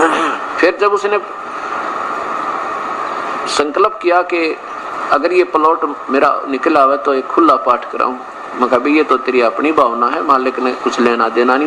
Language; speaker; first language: Hindi; non-native, local second language; Haryanvi